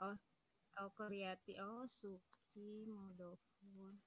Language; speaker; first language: Arabic; non-native, learner; Indonesian